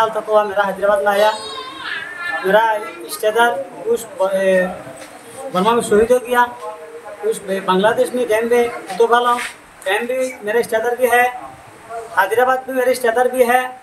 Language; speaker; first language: Hindi; non-native, learner; Rohingya